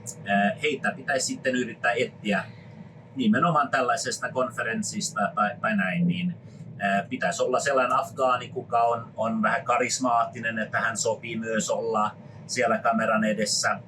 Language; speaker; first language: Finnish; non-native, fluent; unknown